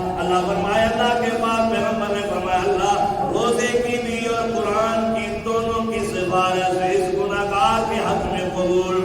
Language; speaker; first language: Urdu; native; Urdu